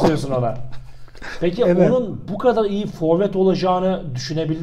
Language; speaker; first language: Turkish; native; Turkish